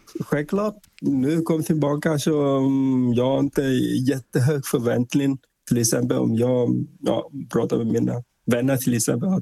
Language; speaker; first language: Swedish; non-native, fluent; Vietnamese